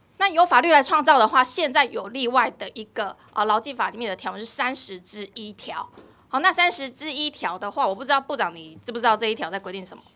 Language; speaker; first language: Chinese; native; Chinese